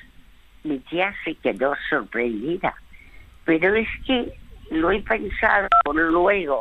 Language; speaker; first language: Spanish; early bilingual, other home language; French